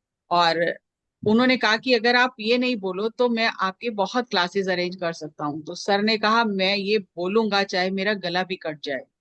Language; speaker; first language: Hindi; native; Hindi